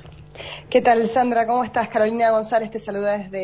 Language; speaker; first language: Spanish; native; Spanish